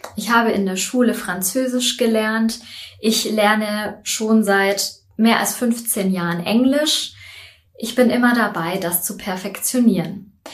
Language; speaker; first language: German; native; German